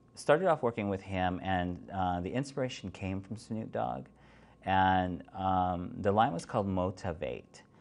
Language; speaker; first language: English; native; English